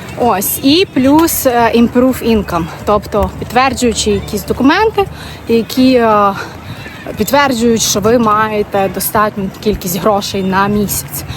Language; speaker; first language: Ukrainian; non-native, local second language; Russian